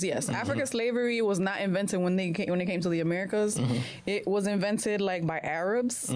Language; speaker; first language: English; non-native, fluent; Spanish